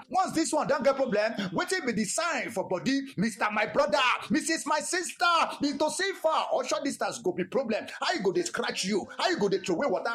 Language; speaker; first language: Nigerian Pidgin; non-native, local second language; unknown